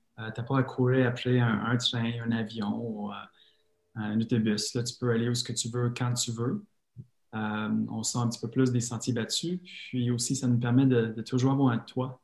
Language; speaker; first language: French; non-native, fluent; English